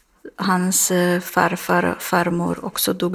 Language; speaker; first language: Swedish; non-native, learner; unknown